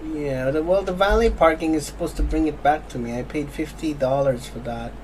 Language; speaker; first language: English; non-native, local second language; Cebuano